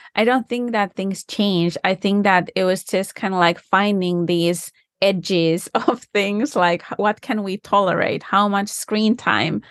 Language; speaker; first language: English; non-native, fluent; Finnish